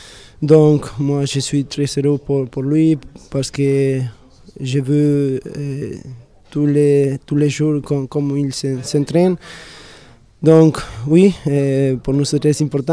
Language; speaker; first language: French; non-native, learner; Spanish